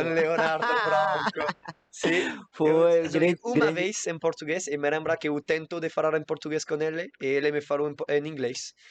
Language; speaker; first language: Portuguese; non-native, learner; French